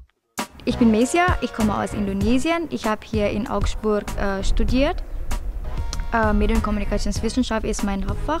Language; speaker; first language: German; non-native, fluent; Indonesian